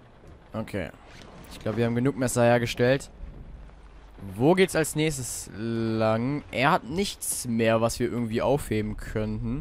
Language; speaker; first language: German; native; German